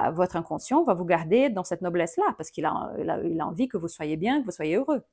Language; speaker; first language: French; non-native, fluent; Portuguese